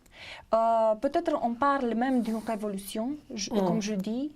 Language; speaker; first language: French; non-native, fluent; Romanian